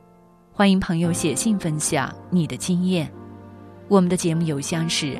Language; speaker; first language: Chinese; native; Chinese